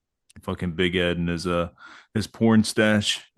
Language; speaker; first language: English; native; English